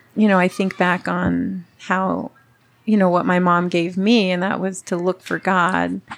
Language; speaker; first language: English; early bilingual, other home language; Spanish